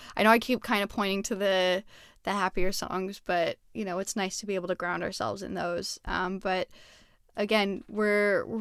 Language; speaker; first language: English; native; English